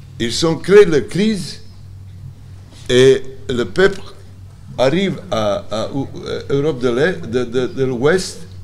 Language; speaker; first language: French; non-native, learner; Serbian